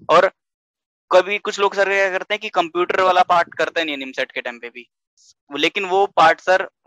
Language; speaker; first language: Hindi; native; Hindi